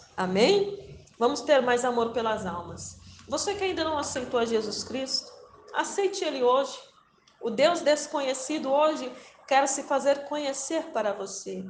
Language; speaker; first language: Portuguese; native; Portuguese